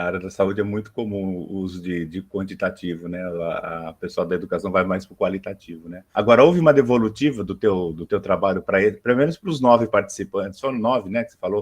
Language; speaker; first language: Portuguese; native; Portuguese